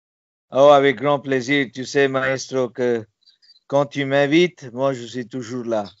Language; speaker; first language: French; non-native, fluent; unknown